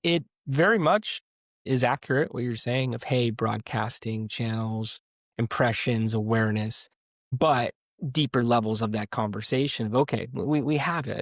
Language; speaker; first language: English; native; English